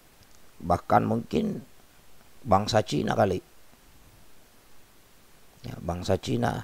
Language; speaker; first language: Indonesian; native; Indonesian